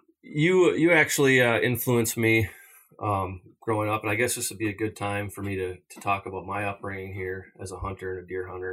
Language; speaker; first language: English; native; English